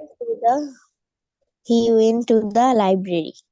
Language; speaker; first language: English; non-native, learner; Bangla